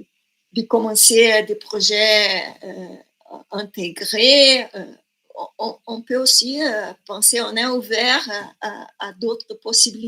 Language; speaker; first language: French; non-native, fluent; Portuguese